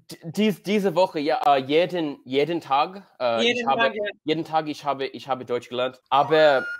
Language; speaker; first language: German; non-native, learner; English